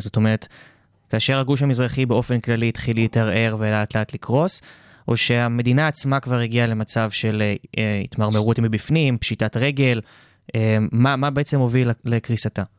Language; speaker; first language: Hebrew; native; Hebrew